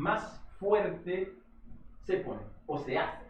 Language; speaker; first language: Spanish; non-native, fluent; Haitian Creole